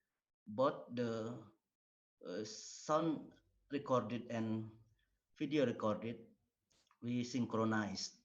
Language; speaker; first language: English; non-native, learner; Indonesian